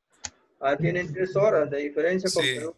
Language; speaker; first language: Spanish; native; Spanish